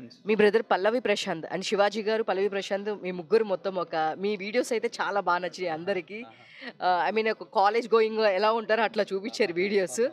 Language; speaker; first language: Telugu; native; Telugu